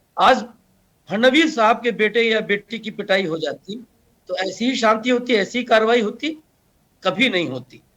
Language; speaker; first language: Hindi; native; Hindi